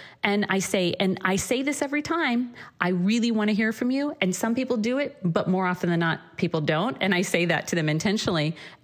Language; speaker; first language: English; native; English